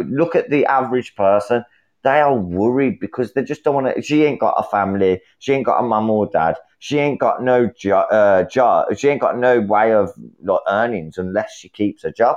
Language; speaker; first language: English; native; English